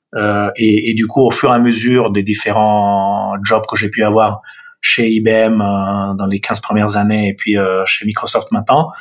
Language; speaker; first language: French; non-native, fluent; Italian